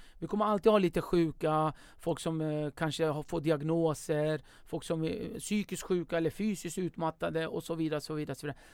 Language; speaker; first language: Swedish; early bilingual, other home language; Kurdish